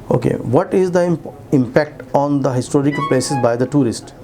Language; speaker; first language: English; non-native, fluent; Urdu